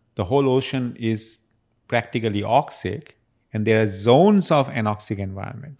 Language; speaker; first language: English; non-native, local second language; Bangla